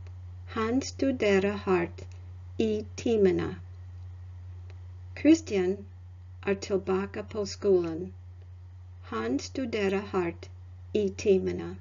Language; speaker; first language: Norwegian; non-native, learner; English